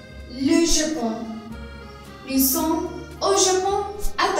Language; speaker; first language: French; non-native, learner; Spanish